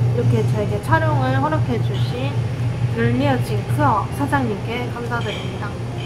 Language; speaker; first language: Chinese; non-native, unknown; Korean